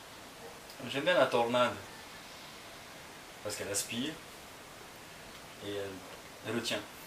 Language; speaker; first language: French; non-native, local second language; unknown